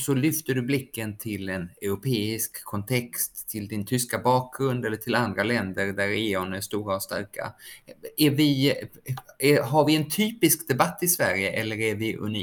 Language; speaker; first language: Swedish; native; Swedish